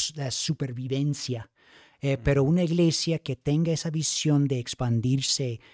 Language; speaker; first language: Spanish; non-native, fluent; English